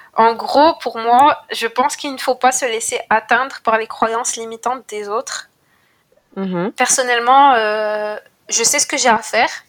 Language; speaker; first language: French; non-native, local second language; Arabic